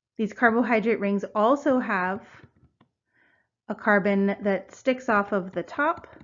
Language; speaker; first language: English; native; English